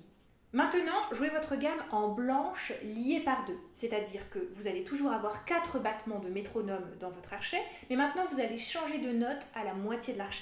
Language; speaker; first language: French; native; French